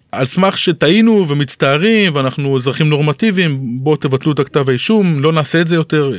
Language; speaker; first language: Hebrew; native; Hebrew